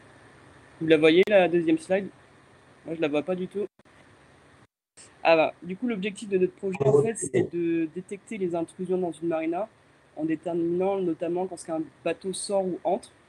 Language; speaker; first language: French; native; French